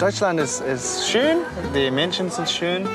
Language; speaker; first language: German; non-native, learner; English